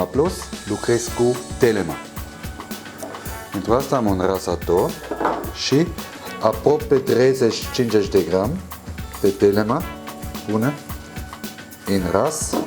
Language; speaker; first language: Romanian; non-native, learner; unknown